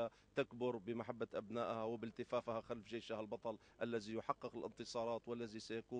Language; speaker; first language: Arabic; native; Arabic